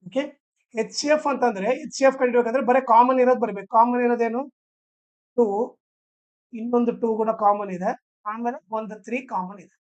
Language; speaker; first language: Kannada; native; Kannada